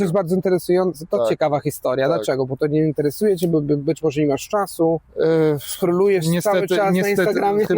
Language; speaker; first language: Polish; non-native, fluent; Italian